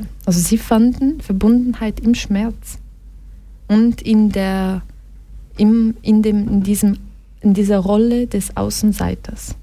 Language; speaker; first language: German; early bilingual, other home language; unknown